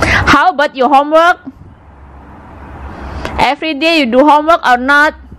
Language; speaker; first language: English; non-native, learner; Indonesian